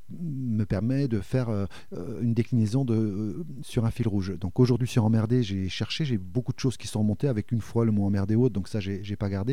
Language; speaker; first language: French; native; French